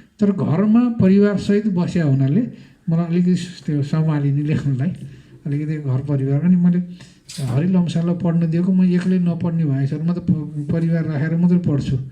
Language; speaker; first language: Nepali; native; Nepali